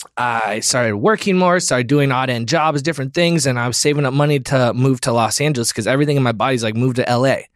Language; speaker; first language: English; native; English